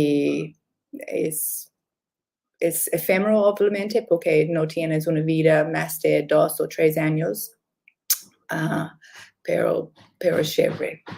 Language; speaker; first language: Spanish; non-native, learner; English